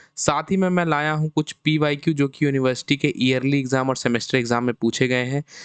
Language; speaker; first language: Hindi; native; Hindi